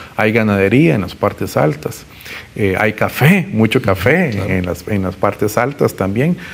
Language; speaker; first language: Spanish; native; Spanish